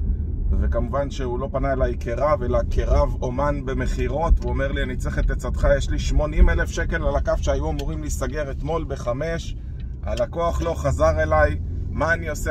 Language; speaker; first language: Hebrew; native; Hebrew